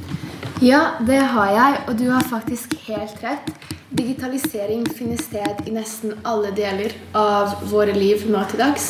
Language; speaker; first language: Norwegian; non-native, fluent; Hungarian